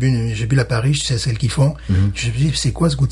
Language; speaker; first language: French; native; French